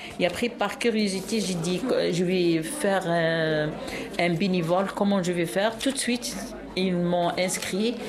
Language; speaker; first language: French; non-native, local second language; Arabic